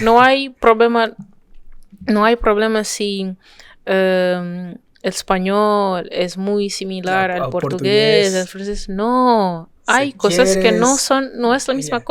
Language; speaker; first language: Spanish; non-native, fluent; French